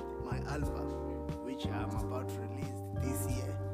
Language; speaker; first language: English; non-native, local second language; Venda